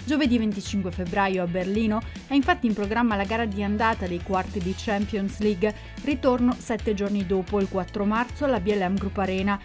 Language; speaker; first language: Italian; native; Italian